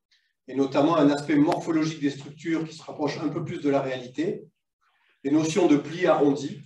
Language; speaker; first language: French; native; French